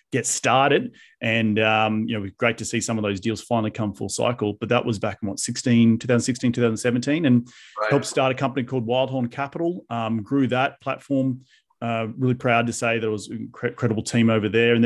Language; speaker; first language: English; native; English